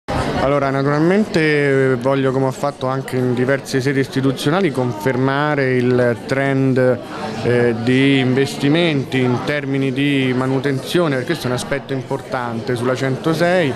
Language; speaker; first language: Italian; native; Italian